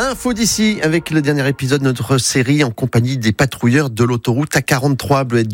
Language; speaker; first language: French; native; French